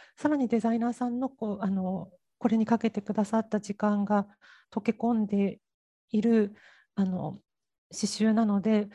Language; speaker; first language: Japanese; native; Japanese